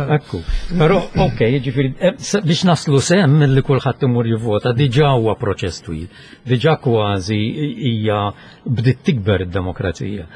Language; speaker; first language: Maltese; native; Maltese